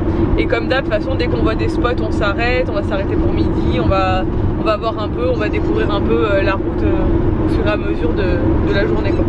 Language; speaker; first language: French; native; French